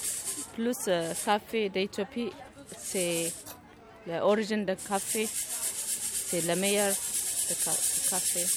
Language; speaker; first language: French; non-native, learner; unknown